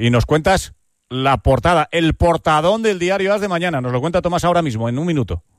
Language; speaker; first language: Spanish; native; Spanish